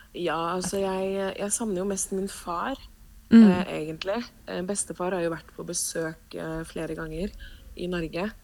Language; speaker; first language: Norwegian; early bilingual, other home language; Spanish